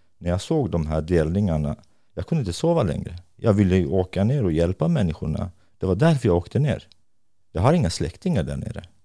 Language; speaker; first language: Swedish; non-native, fluent; Kurdish